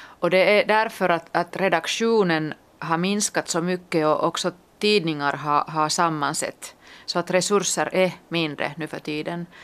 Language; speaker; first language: Swedish; non-native, local second language; Finnish